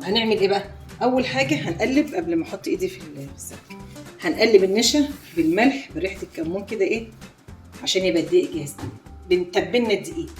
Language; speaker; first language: Arabic; native; Arabic